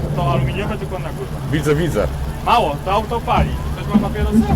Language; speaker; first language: Polish; non-native, fluent; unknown